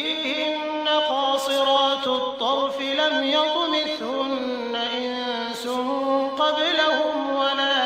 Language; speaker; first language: Arabic; native; Arabic